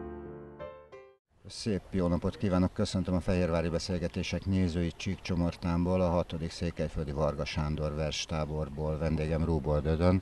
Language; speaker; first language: Hungarian; native; Hungarian